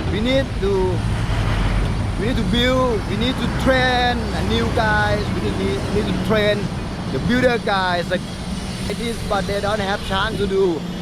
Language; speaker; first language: English; non-native, learner; Thai